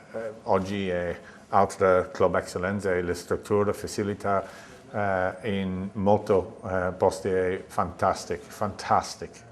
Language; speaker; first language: Italian; non-native, learner; English